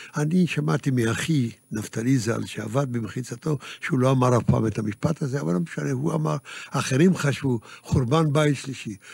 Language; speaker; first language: Hebrew; early bilingual, other home language; Yiddish